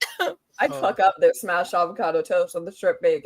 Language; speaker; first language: English; native; English